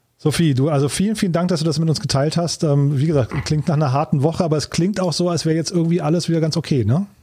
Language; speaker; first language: German; native; German